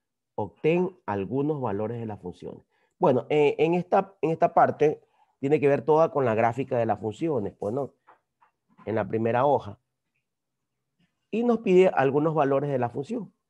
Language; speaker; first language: Spanish; native; Spanish